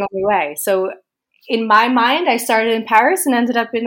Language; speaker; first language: English; native; English